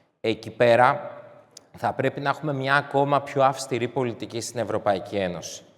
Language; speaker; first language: Greek; native; Greek